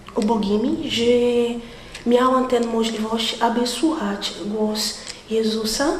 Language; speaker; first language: Polish; non-native, learner; Portuguese